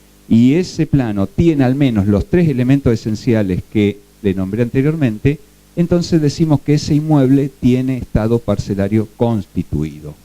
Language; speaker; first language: Spanish; native; Spanish